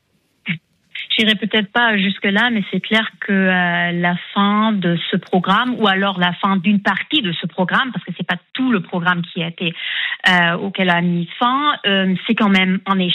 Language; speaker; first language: French; non-native, fluent; German